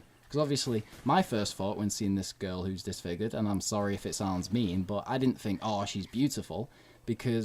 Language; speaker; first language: English; native; English